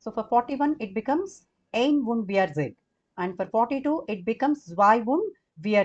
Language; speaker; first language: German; non-native, fluent; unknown